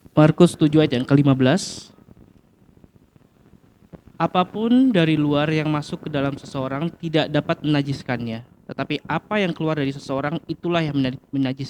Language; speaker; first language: Indonesian; native; Indonesian